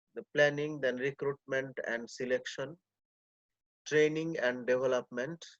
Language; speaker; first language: English; non-native, local second language; Bangla